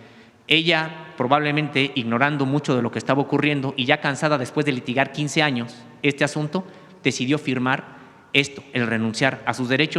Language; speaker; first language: Spanish; native; Spanish